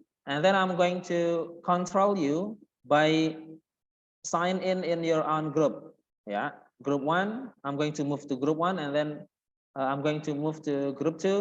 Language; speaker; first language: English; non-native, fluent; Indonesian